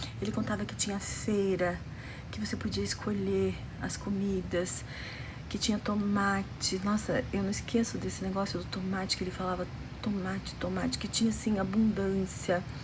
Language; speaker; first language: Portuguese; early bilingual, other home language; Romanian